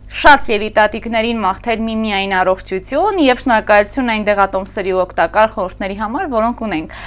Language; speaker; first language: Armenian; native; Armenian